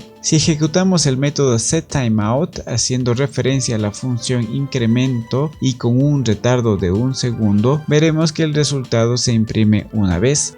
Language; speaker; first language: Spanish; native; Spanish